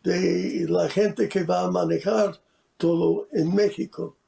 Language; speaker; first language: Spanish; non-native, fluent; English